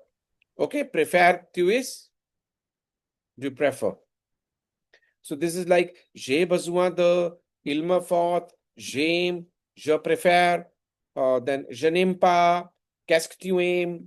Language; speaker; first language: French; non-native, fluent; Hindi